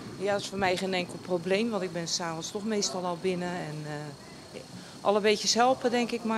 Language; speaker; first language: Dutch; native; Dutch